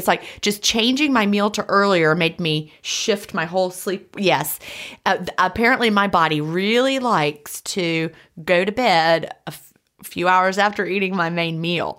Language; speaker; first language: English; native; English